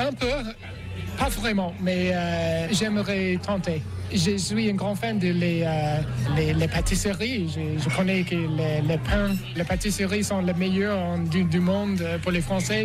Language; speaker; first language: French; non-native, learner; English